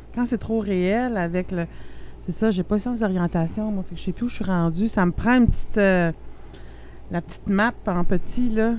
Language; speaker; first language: French; native; French